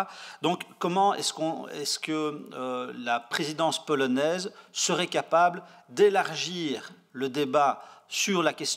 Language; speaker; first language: French; native; French